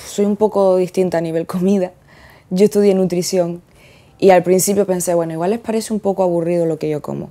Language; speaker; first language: Spanish; native; Spanish